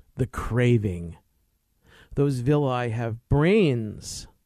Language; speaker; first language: English; native; English